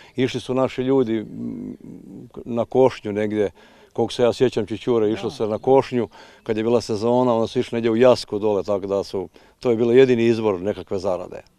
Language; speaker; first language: Croatian; native; Croatian